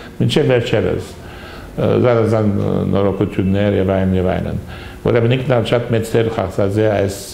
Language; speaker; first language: Armenian; early bilingual, heritage; Armenian